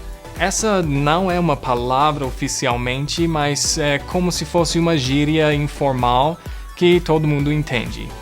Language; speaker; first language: Portuguese; non-native, fluent; English